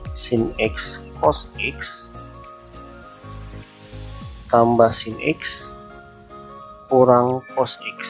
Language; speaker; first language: Indonesian; native; Indonesian